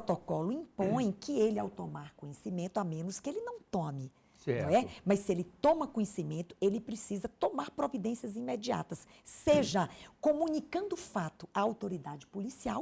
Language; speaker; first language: Portuguese; native; Portuguese